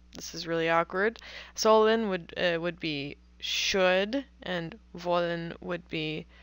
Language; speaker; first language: English; native; English